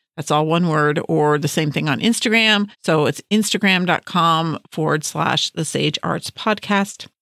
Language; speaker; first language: English; native; English